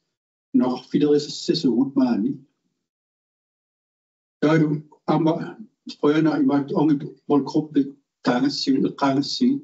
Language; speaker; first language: Danish; non-native, local second language; Kalaallisut